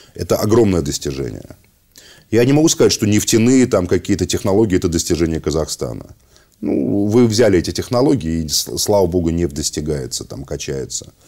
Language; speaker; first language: Russian; native; Russian